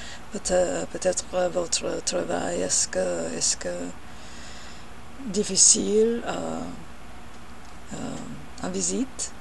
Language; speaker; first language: French; non-native, learner; English